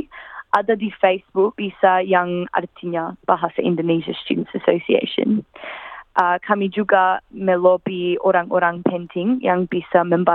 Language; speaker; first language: Indonesian; non-native, fluent; English